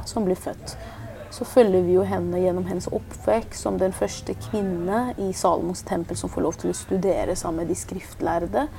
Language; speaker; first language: Norwegian; early bilingual, other home language; Persian